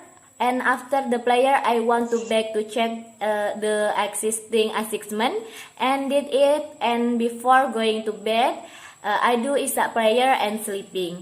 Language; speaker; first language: English; non-native, learner; Indonesian